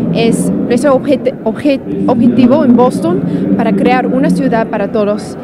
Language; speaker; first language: Spanish; non-native, learner; English